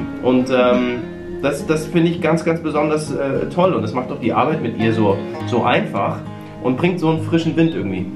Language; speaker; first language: German; native; German